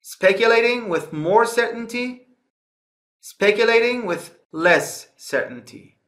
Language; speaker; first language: English; non-native, fluent; Persian